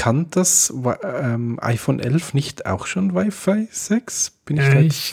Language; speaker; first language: German; native; German